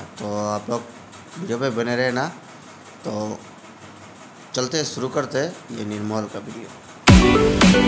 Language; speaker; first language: Hindi; non-native, local second language; Assamese